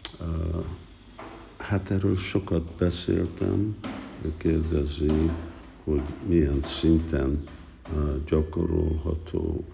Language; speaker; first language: Hungarian; early bilingual, heritage; Hungarian